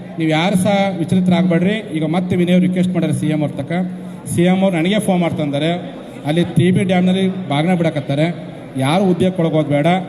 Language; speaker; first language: Kannada; native; Kannada